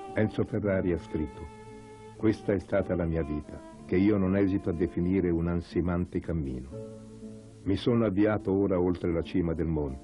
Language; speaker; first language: Italian; native; Italian